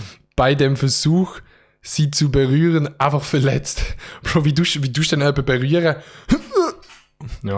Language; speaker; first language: German; native; German